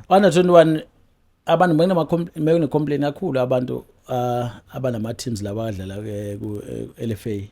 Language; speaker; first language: Zulu; native; Zulu